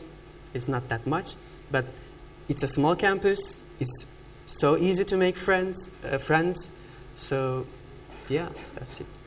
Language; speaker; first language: English; non-native, fluent; Turkish